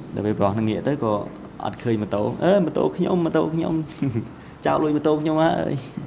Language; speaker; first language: Khmer; native; Khmer